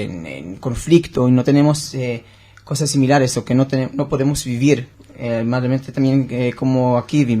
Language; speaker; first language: Spanish; non-native, learner; Hebrew